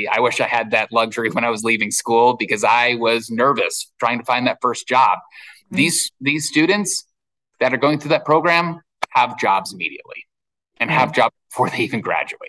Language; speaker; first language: English; native; English